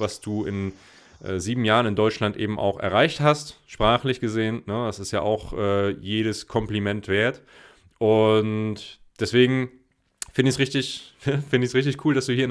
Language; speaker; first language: German; native; German